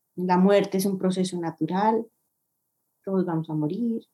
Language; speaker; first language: Spanish; native; Spanish